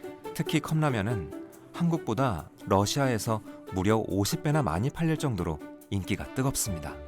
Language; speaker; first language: Korean; native; Korean